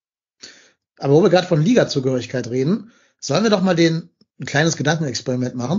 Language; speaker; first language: German; native; German